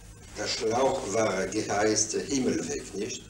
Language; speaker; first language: German; non-native, fluent; French